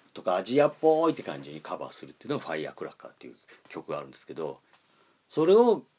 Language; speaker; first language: Japanese; native; Japanese